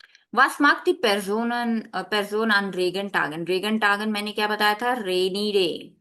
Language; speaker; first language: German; non-native, fluent; Hindi